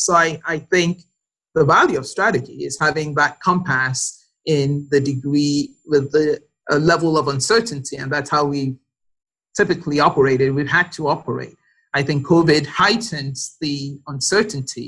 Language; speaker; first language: English; non-native, local second language; Yoruba